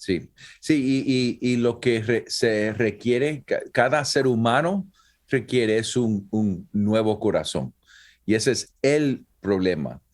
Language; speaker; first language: Spanish; early bilingual, heritage; Spanish